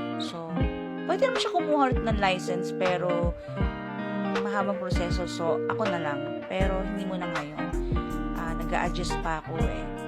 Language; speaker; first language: Filipino; native; Filipino